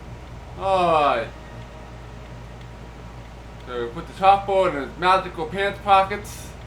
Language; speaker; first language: English; native; English